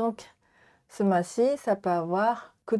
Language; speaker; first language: French; non-native, learner; Japanese